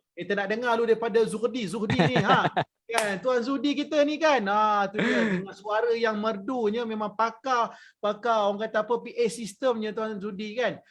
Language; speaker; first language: Malay; native; Malay